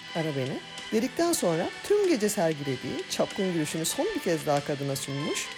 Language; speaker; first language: Turkish; native; Turkish